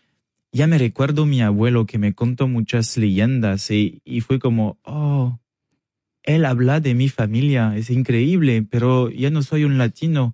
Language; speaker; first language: Spanish; non-native, learner; French